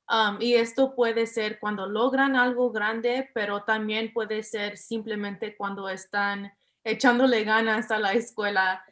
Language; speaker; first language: Spanish; early bilingual, heritage; English